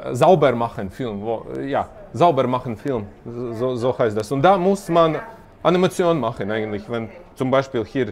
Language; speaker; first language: German; non-native, learner; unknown